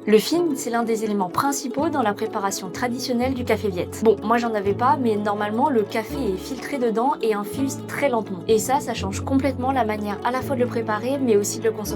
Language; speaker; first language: French; native; French